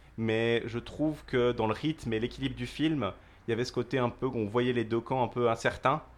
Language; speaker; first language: French; native; French